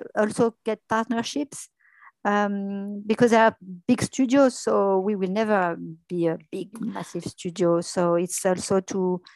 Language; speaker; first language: English; non-native, fluent; French